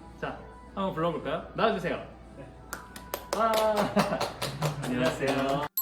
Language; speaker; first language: Korean; native; Korean